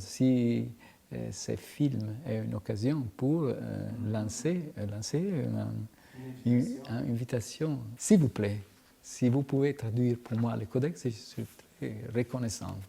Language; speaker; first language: French; non-native, fluent; Italian